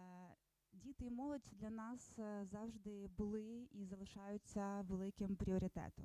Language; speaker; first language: Ukrainian; native; Ukrainian